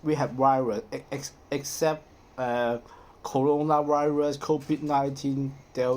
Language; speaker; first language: English; non-native, learner; Cantonese